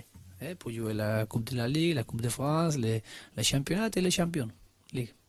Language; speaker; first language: French; non-native, learner; Spanish